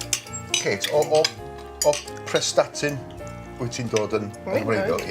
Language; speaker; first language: Welsh; native; Welsh